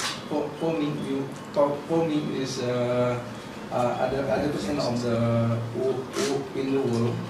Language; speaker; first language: English; non-native, learner; Indonesian